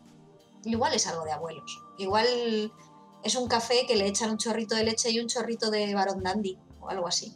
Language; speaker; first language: Spanish; native; Spanish